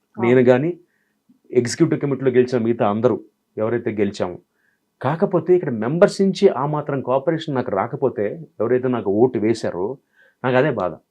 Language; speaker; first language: Telugu; native; Telugu